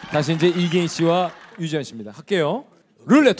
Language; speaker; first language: Korean; native; Korean